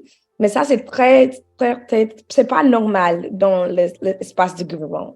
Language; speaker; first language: French; non-native, learner; English